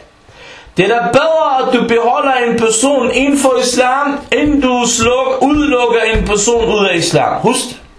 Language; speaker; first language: Danish; early bilingual, other home language; Arabic